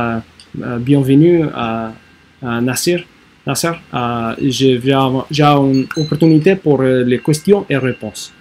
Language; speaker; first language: French; non-native, learner; English